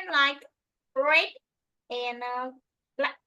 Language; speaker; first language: English; non-native, learner; Vietnamese